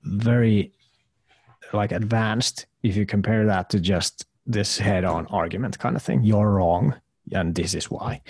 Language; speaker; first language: English; non-native, fluent; Finnish